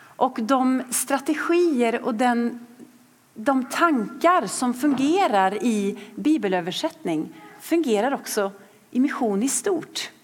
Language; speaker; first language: Swedish; native; Swedish